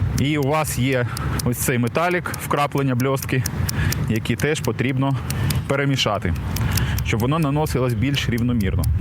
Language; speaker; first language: Ukrainian; native; Ukrainian